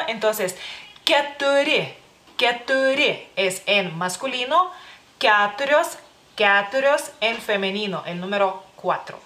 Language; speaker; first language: Spanish; non-native, fluent; Lithuanian